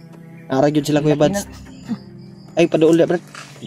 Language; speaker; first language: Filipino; non-native, local second language; Cebuano